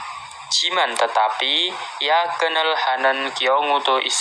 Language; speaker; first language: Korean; non-native, fluent; Indonesian